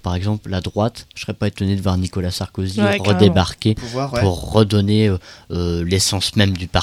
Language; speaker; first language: French; native; French